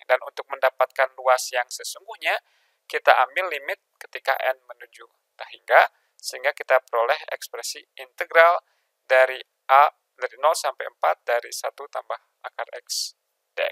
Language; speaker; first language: Indonesian; native; Indonesian